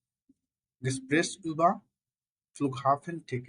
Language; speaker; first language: German; non-native, learner; Bangla